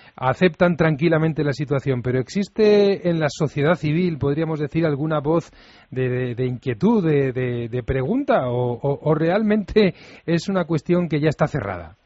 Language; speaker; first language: Spanish; native; Spanish